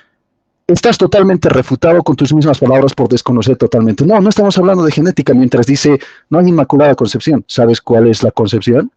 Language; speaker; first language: Spanish; native; Spanish